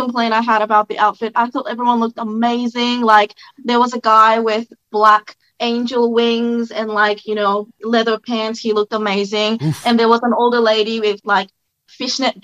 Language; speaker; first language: English; non-native, local second language; Japanese